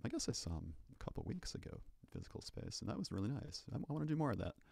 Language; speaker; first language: English; native; English